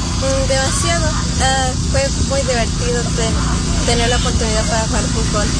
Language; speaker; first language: Spanish; early bilingual, heritage; Spanish